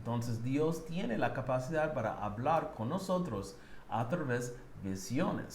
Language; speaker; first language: Spanish; non-native, learner; English